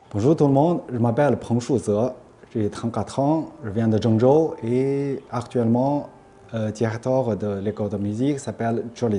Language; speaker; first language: French; non-native, fluent; Chinese